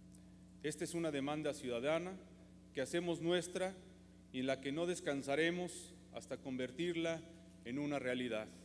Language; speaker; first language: Spanish; native; Spanish